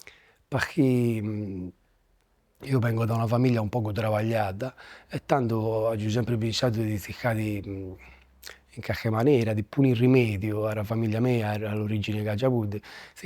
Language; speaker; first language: Italian; native; Italian